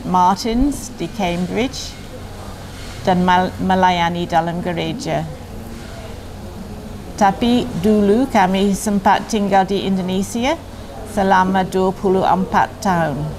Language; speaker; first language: Indonesian; non-native, fluent; English